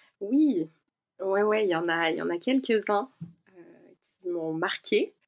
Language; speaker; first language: French; native; French